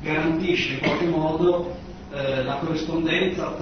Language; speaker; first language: Italian; native; Italian